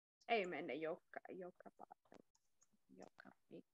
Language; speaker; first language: Finnish; non-native, learner; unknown